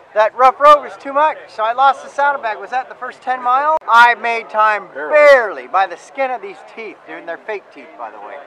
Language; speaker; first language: English; non-native, fluent; German